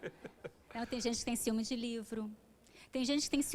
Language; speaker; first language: Portuguese; native; Portuguese